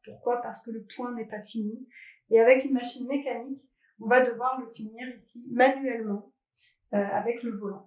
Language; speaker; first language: French; native; French